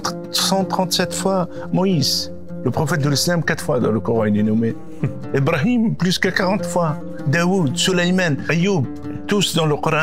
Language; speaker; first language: French; non-native, local second language; Arabic